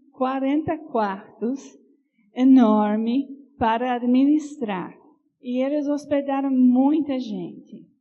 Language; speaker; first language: Portuguese; non-native, fluent; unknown